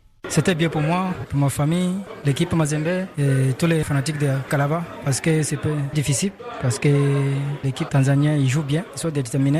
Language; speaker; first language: French; non-native, learner; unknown